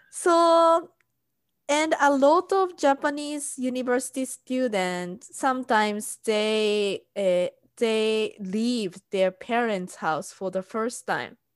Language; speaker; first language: English; non-native, fluent; Japanese